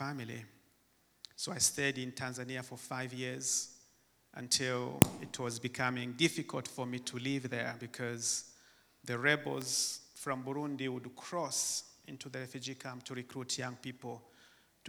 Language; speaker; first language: English; non-native, fluent; Rundi